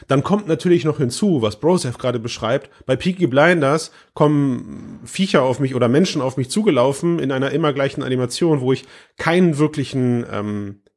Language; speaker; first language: German; native; German